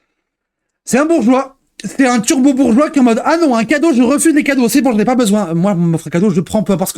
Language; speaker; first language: French; native; French